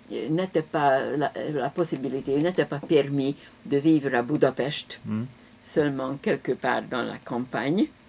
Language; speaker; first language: French; non-native, fluent; Hungarian